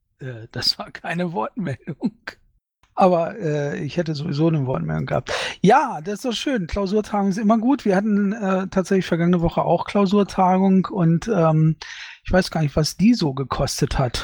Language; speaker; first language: German; native; German